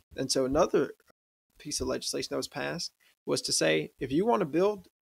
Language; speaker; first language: English; native; English